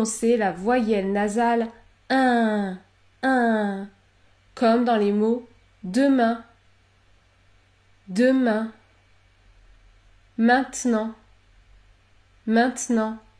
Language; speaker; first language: French; native; French